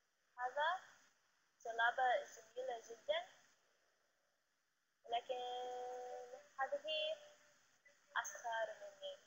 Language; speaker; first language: Arabic; non-native, learner; English